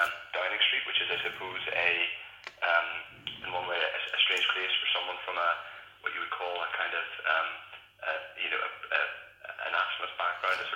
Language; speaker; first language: English; native; English